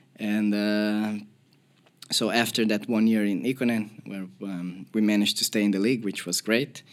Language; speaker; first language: English; non-native, fluent; Portuguese